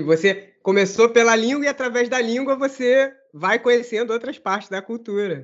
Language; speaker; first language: Portuguese; native; Portuguese